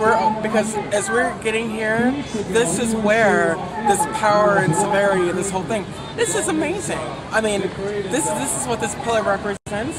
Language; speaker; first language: English; native; English